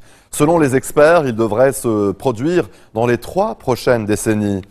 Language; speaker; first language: French; non-native, local second language; Arabic